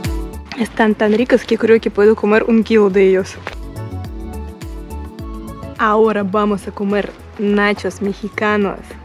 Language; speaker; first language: Spanish; non-native, learner; Russian